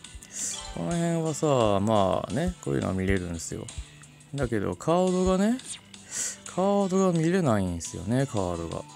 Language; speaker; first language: Japanese; native; Japanese